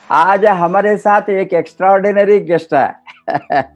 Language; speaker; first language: Hindi; non-native, local second language; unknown